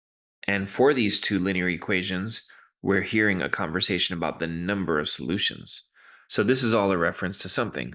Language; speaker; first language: English; native; English